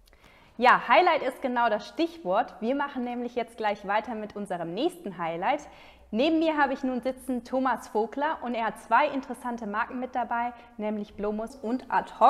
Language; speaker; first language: German; native; German